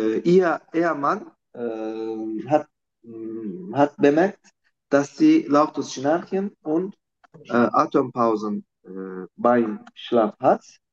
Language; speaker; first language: German; non-native, fluent; Turkish